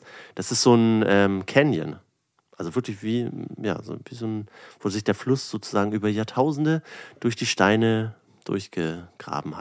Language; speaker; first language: German; native; German